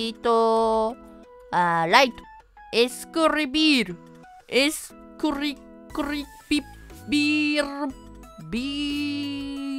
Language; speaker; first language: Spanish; non-native, learner; Japanese